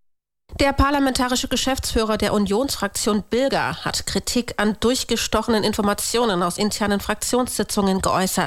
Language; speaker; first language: German; native; German